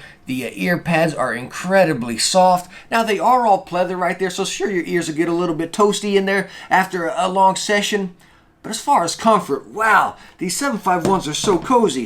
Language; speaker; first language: English; native; English